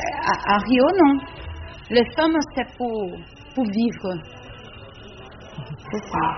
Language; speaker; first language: French; non-native, learner; Portuguese